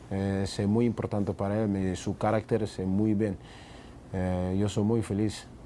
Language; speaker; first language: Spanish; non-native, learner; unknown